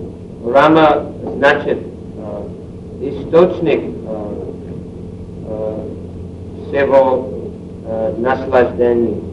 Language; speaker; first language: Russian; non-native, learner; English